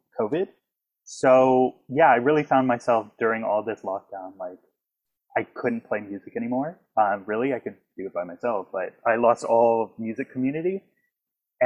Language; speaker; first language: English; native; English